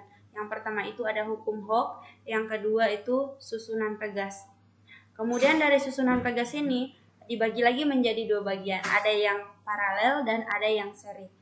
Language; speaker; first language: Indonesian; native; Indonesian